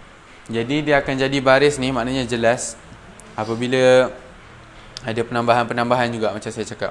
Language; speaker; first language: Malay; native; Malay